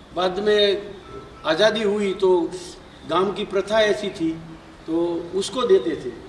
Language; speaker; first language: Hindi; non-native, local second language; Gujarati